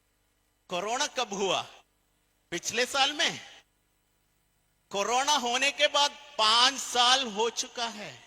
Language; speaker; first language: Hindi; non-native, fluent; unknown